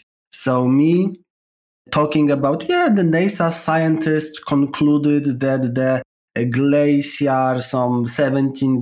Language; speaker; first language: English; non-native, fluent; Polish